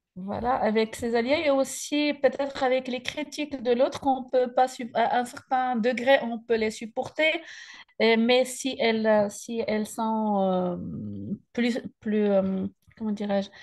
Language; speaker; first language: French; native; French